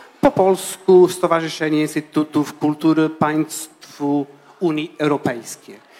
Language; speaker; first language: Polish; non-native, fluent; Portuguese